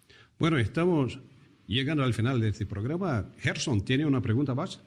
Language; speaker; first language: Spanish; non-native, fluent; Portuguese